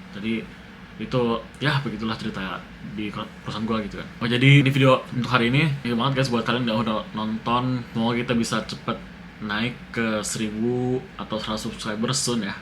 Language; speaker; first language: Indonesian; native; Indonesian